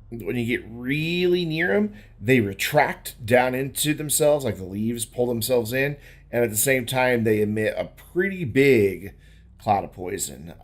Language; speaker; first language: English; native; English